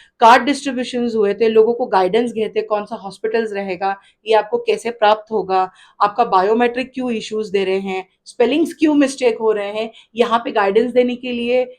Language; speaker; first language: Hindi; non-native, local second language; Gujarati